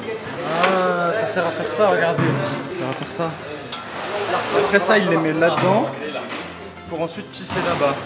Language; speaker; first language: French; native; French